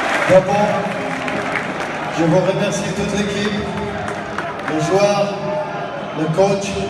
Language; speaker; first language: French; non-native, fluent; Arabic